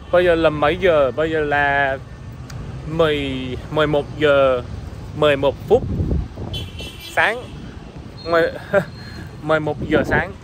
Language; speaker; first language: Vietnamese; non-native, learner; English